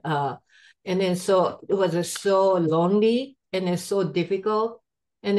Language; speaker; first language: English; non-native, fluent; Japanese